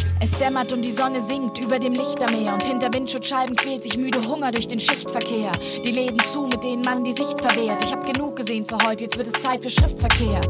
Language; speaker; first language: German; native; German